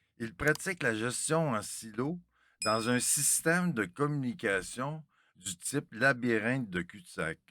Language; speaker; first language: French; native; French